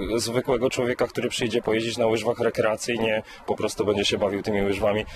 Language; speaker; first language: Polish; native; Polish